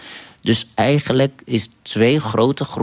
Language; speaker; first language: Dutch; non-native, fluent; Arabic